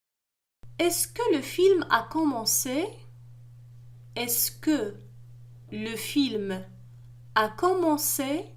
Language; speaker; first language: French; non-native, local second language; Arabic